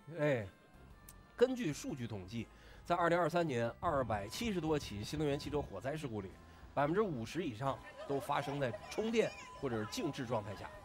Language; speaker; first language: Chinese; native; Chinese